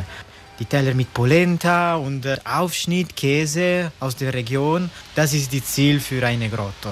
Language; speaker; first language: German; non-native, learner; Italian